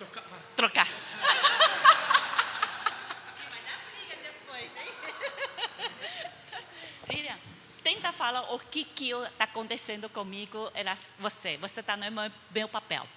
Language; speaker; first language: Portuguese; non-native, fluent; Chinese